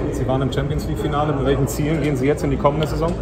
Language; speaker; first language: German; native; German